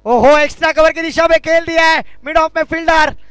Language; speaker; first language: Hindi; non-native, local second language; Marathi